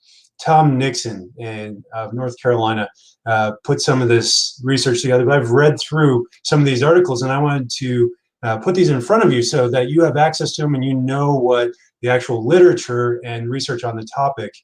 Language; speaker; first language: English; native; English